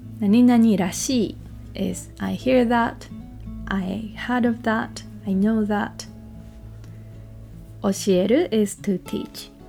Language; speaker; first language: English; non-native, fluent; Japanese